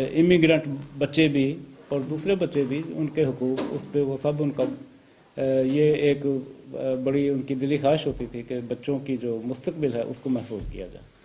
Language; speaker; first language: Urdu; native; Urdu